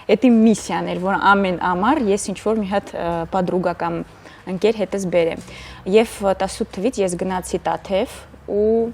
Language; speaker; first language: Armenian; early bilingual, heritage; Armenian